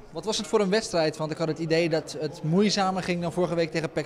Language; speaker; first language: Dutch; native; Dutch